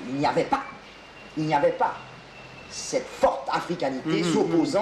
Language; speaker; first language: French; native; French